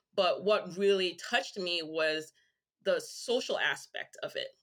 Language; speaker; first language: English; early bilingual, other home language; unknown